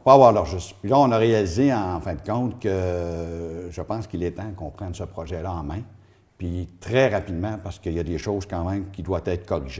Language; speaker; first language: French; native; French